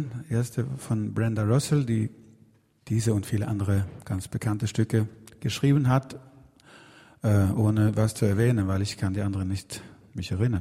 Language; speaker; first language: German; non-native, learner; Swedish